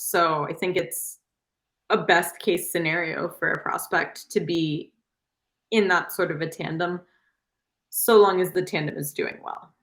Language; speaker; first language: English; native; English